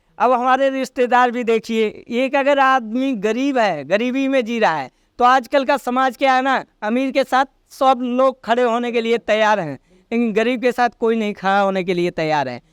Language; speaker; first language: Hindi; native; Hindi